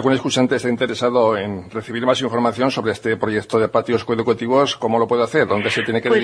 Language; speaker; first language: Spanish; native; Spanish